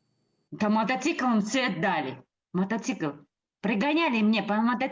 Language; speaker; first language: Russian; non-native, learner; Uzbek